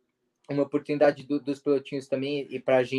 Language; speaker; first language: Portuguese; early bilingual, heritage; Portuguese